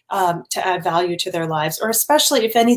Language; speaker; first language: English; native; English